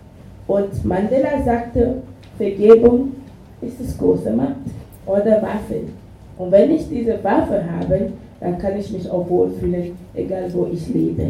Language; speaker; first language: German; non-native, fluent; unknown